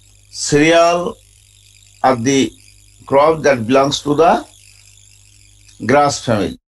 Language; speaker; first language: English; non-native, local second language; Bangla